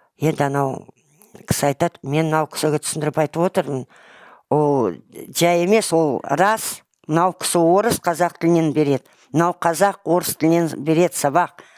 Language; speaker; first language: Kazakh; non-native, local second language; Russian